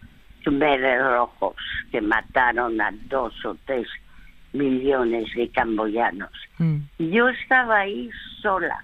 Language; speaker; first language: Spanish; early bilingual, other home language; French